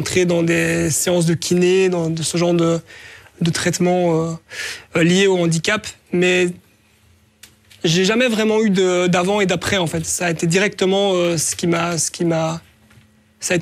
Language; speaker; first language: French; native; French